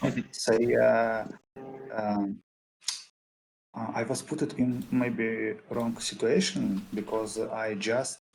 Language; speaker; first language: English; non-native, fluent; Russian